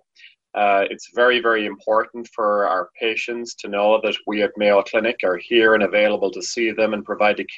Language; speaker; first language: English; native; English